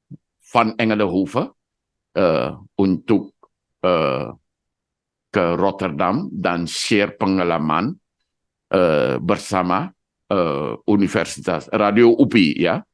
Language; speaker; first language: Indonesian; non-native, fluent; Dutch